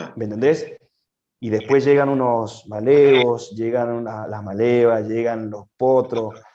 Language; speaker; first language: Spanish; native; Spanish